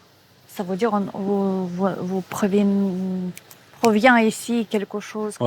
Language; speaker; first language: French; non-native, learner; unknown